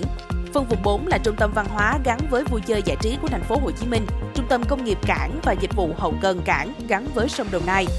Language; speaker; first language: Vietnamese; native; Vietnamese